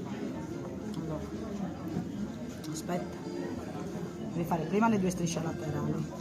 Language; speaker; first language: Italian; native; Italian